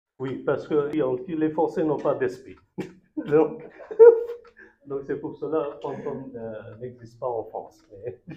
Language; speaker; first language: French; non-native, fluent; Bangla